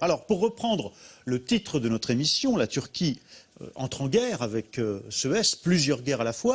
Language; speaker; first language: French; native; French